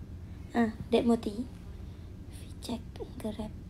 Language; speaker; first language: Vietnamese; non-native, learner; Indonesian